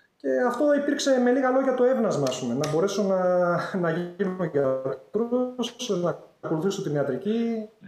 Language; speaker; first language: Greek; native; Greek